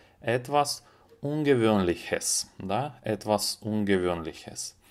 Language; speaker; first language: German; non-native, fluent; Russian